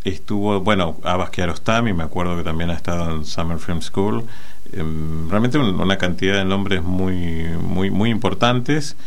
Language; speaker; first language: Spanish; native; Spanish